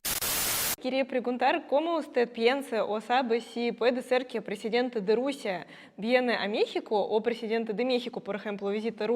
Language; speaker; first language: Spanish; non-native, fluent; Russian